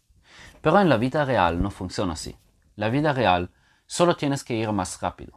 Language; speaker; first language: Spanish; non-native, fluent; Portuguese